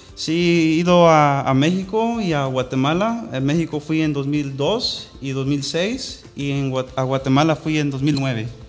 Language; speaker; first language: Spanish; early bilingual, heritage; Spanish